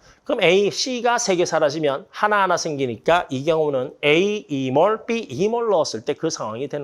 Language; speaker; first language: Korean; native; Korean